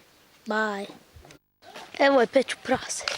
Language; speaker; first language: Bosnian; early bilingual, heritage; English